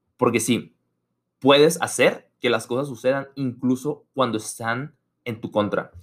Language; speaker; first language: Spanish; native; Spanish